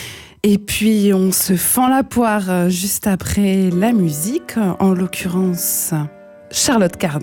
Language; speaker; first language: French; native; French